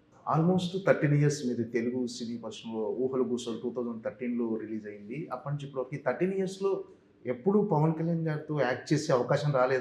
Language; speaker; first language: Telugu; native; Telugu